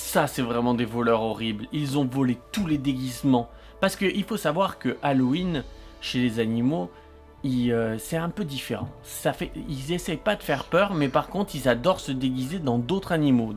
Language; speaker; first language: French; native; French